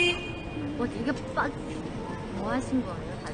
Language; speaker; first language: Korean; non-native, fluent; Chinese